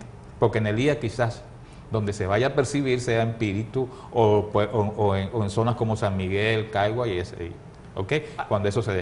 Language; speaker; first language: Spanish; native; Spanish